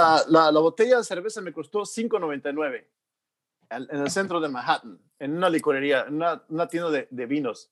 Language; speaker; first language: Spanish; early bilingual, heritage; Spanish